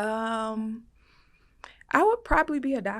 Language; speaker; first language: English; native; English